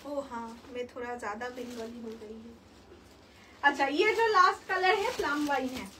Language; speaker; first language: Hindi; non-native, local second language; Bangla